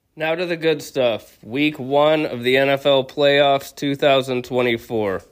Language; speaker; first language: English; native; English